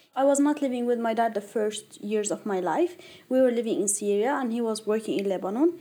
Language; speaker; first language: English; non-native, fluent; Arabic